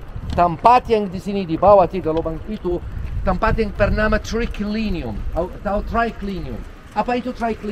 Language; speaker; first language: Indonesian; non-native, learner; Arabic